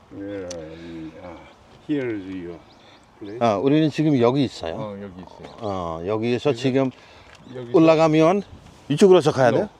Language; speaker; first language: Korean; non-native, learner; Bangla